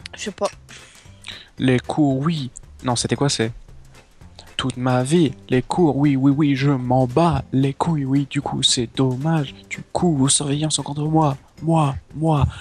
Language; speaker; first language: French; non-native, learner; English